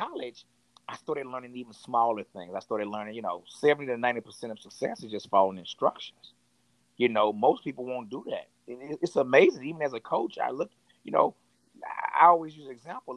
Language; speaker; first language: English; native; English